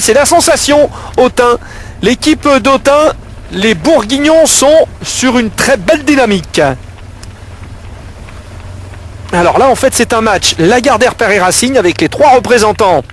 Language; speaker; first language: French; native; French